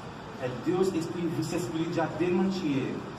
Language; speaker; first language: Portuguese; non-native, learner; Haitian Creole